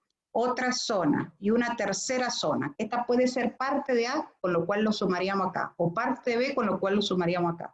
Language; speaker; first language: Spanish; native; Spanish